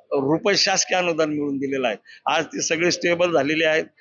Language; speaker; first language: Marathi; native; Marathi